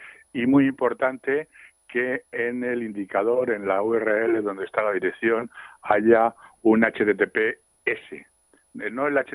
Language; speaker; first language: Spanish; native; Spanish